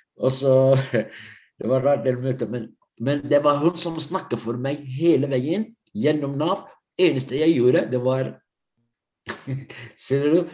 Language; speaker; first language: Norwegian; non-native, fluent; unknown